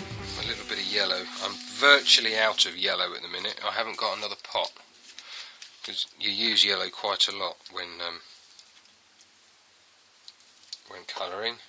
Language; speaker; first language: English; native; English